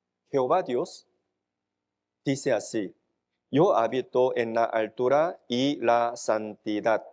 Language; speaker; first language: Spanish; non-native, fluent; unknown